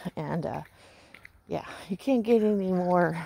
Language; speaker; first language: English; native; English